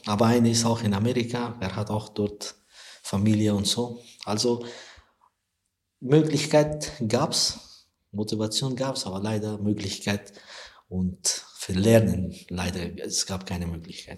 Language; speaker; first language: German; non-native, learner; Persian